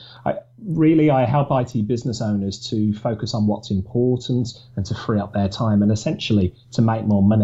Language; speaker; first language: English; native; English